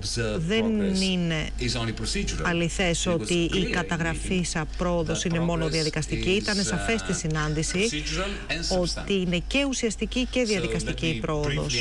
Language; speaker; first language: Greek; native; Greek